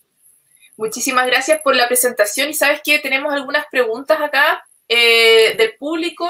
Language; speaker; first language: Spanish; native; Spanish